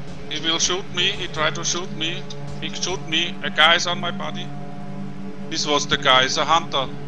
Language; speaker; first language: English; non-native, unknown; German